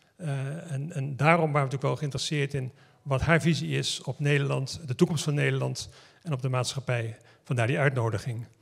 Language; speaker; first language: Dutch; native; Dutch